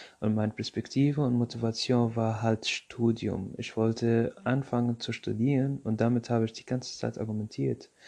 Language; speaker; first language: German; non-native, fluent; Arabic